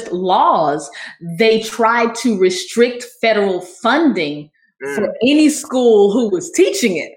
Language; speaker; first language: English; native; English